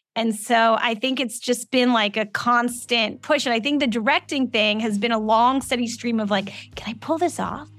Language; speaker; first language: English; native; English